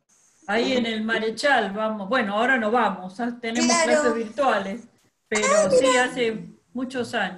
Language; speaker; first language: Spanish; native; Spanish